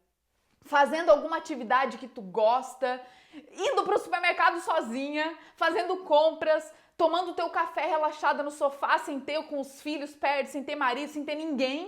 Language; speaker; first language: Portuguese; native; Portuguese